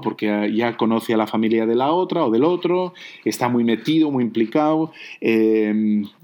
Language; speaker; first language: Spanish; native; Spanish